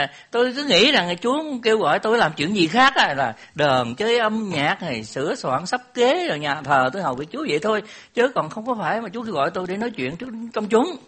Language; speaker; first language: Vietnamese; native; Vietnamese